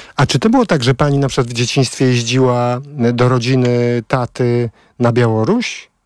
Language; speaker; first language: Polish; native; Polish